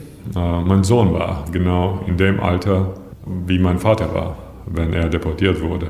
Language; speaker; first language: German; non-native, fluent; Latvian